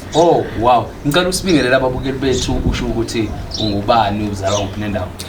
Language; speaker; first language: Zulu; native; Zulu